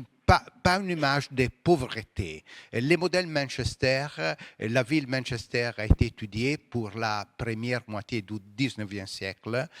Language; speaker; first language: French; non-native, fluent; Italian